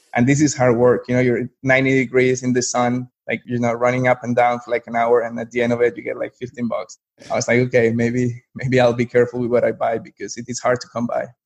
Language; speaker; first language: English; non-native, fluent; Spanish